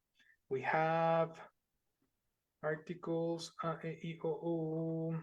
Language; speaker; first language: English; non-native, fluent; Spanish